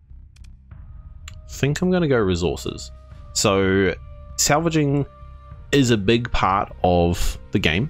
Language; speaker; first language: English; native; English